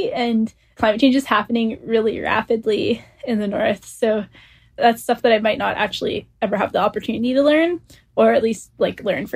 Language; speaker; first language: English; native; English